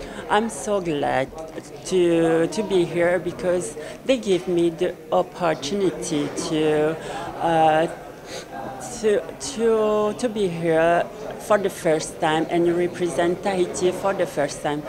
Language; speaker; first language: English; non-native, learner; French